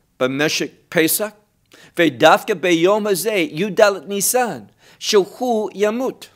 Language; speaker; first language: Hebrew; non-native, fluent; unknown